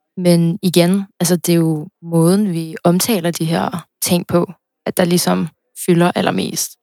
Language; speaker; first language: Danish; early bilingual, other home language; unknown